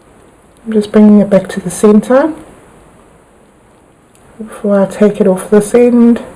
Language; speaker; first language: English; native; English